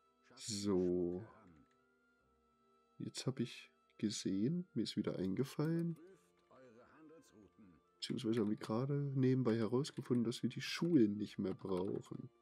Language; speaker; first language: German; native; German